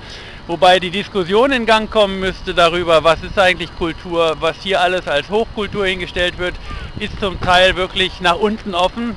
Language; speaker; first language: German; native; German